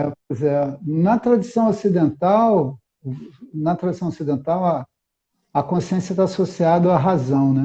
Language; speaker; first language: Portuguese; native; Portuguese